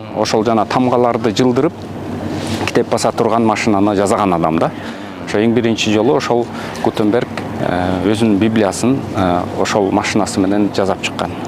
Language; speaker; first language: Kyrgyz; native; Kyrgyz